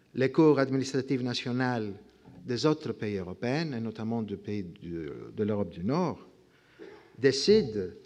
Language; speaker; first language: French; non-native, fluent; Greek